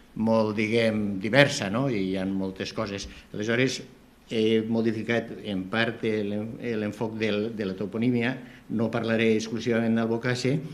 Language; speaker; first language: Catalan; native; Catalan